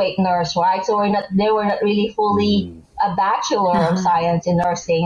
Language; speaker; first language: English; non-native, local second language; Hiligaynon